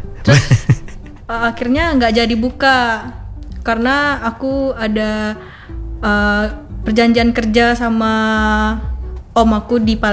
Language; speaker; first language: Indonesian; native; Indonesian